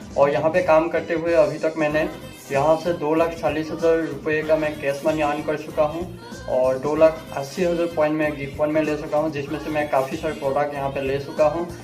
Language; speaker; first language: Hindi; non-native, local second language; Assamese